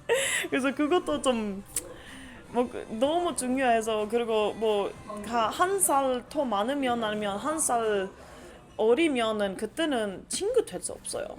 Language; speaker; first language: Korean; non-native, fluent; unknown